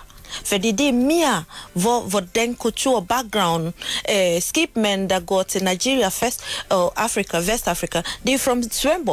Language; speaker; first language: Danish; non-native, learner; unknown